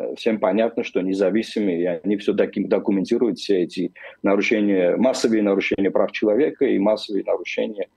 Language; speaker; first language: Russian; non-native, local second language; Armenian